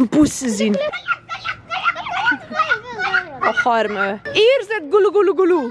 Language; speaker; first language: Dutch; native; Dutch